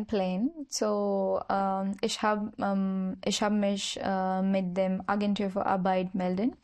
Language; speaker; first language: German; non-native, learner; Marathi